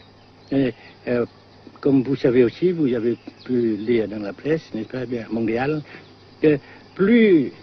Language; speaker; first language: French; non-native, fluent; Vietnamese